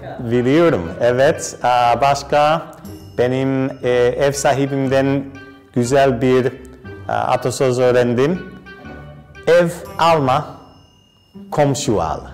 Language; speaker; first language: Turkish; non-native, learner; English